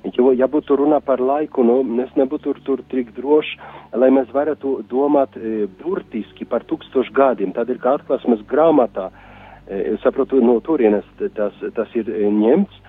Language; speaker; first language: Latvian; non-native, fluent; Polish